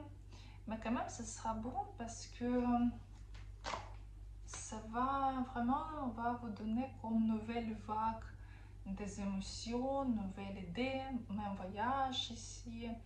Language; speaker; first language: French; non-native, fluent; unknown